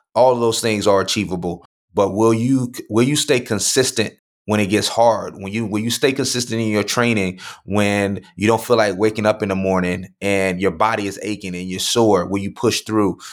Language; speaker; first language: English; native; English